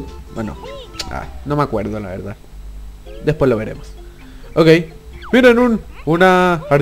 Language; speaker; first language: Spanish; native; Spanish